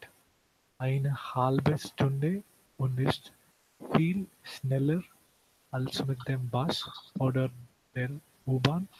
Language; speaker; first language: German; non-native, learner; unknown